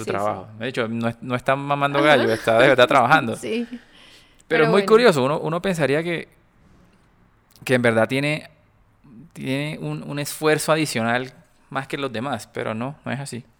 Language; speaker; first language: Spanish; native; Spanish